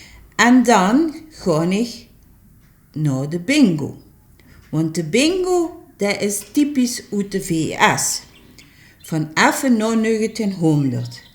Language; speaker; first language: Dutch; native; Dutch